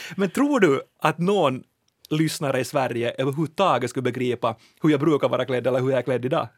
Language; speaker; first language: Swedish; native; Swedish